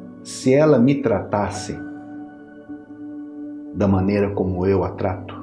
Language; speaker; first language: Portuguese; native; Portuguese